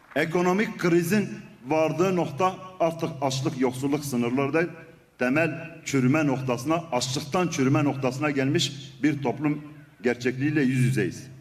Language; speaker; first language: Turkish; non-native, local second language; Kurdish